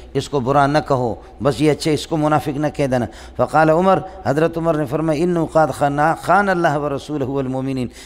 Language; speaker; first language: Urdu; non-native, local second language; Baluchi